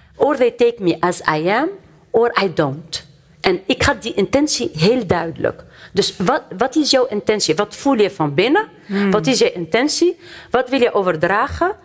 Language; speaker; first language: Dutch; non-native, fluent; Arabic